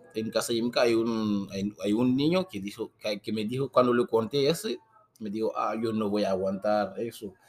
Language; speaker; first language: Spanish; non-native, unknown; Susu